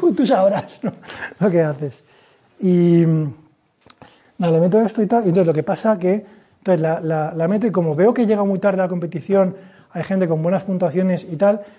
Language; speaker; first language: Spanish; native; Spanish